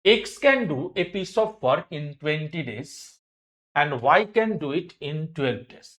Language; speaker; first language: English; non-native, local second language; Bangla